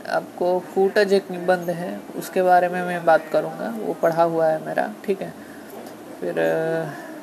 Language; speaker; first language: Hindi; non-native, local second language; Telugu